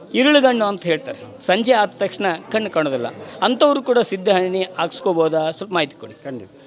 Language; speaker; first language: Kannada; native; Kannada